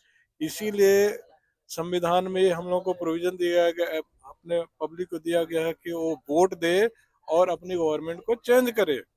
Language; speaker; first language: Hindi; native; Hindi